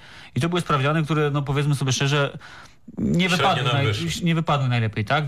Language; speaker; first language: Polish; native; Polish